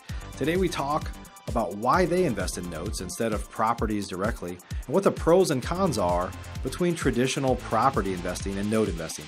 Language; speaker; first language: English; native; English